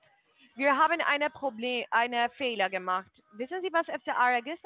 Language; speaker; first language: German; non-native, fluent; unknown